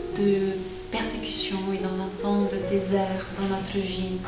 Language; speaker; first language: French; non-native, fluent; Portuguese